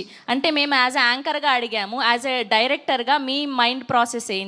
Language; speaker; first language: Telugu; native; Telugu